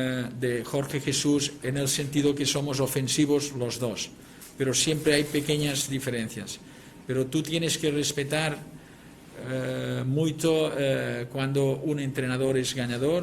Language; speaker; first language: Spanish; non-native, local second language; Catalan